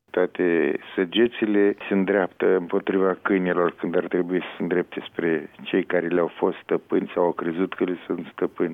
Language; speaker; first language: Romanian; native; Romanian